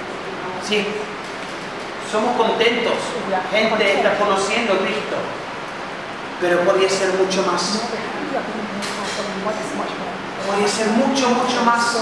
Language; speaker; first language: Spanish; non-native, fluent; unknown